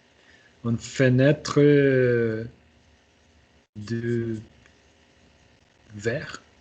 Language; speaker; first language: French; non-native, learner; Portuguese